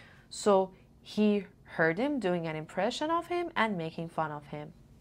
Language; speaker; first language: English; non-native, fluent; Persian